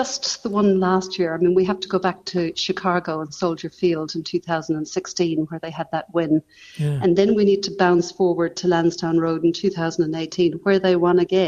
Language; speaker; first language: English; native; English